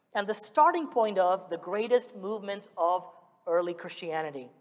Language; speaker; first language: English; early bilingual, other home language; Malayalam